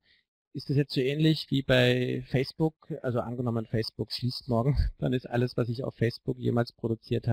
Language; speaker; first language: German; native; German